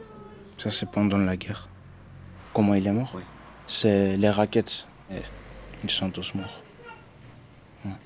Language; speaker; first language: French; non-native, learner; Armenian